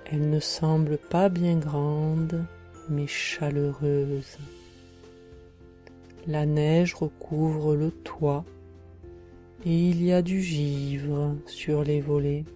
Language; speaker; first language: French; native; French